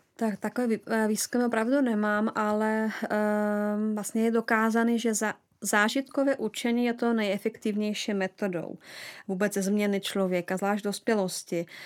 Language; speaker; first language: Czech; non-native, fluent; Russian